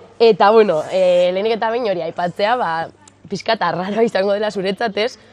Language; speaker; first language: Basque; non-native, local second language; Spanish